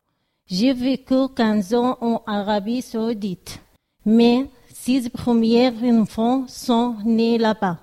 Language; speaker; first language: French; non-native, learner; Arabic